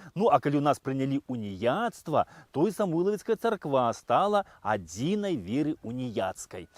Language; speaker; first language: Belarusian; native; Belarusian